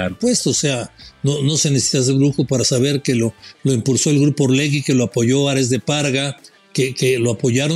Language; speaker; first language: Spanish; native; Spanish